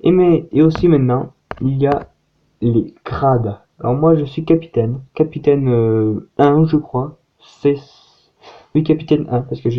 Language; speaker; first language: French; native; French